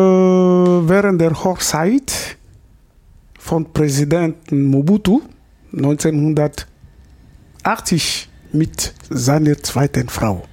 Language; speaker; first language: German; non-native, fluent; Lingala